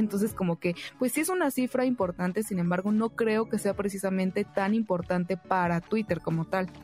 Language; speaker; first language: Spanish; native; Spanish